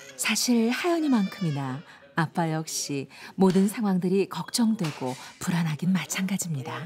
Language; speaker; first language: Korean; native; Korean